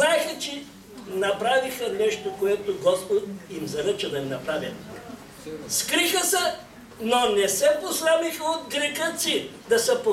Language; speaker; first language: Bulgarian; non-native, local second language; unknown